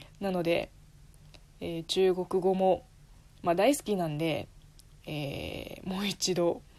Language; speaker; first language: Japanese; non-native, fluent; Chinese